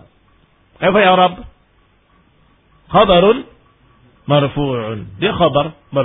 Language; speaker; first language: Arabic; non-native, fluent; Indonesian